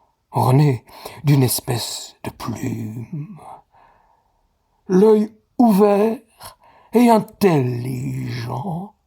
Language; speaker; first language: French; native; French